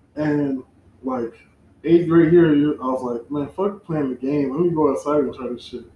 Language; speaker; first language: English; native; English